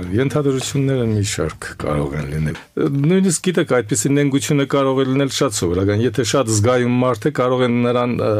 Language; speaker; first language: Armenian; native; Armenian